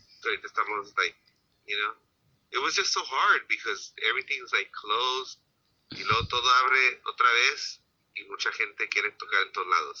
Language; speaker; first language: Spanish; early bilingual, heritage; Spanish